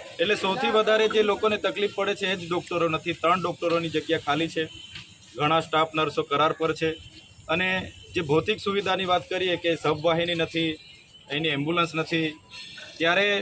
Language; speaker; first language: Gujarati; non-native, local second language; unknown